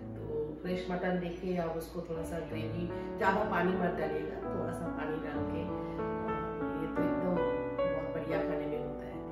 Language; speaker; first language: Hindi; non-native, local second language; Bangla